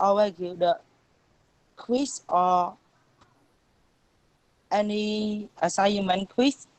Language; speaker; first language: English; non-native, learner; Khmer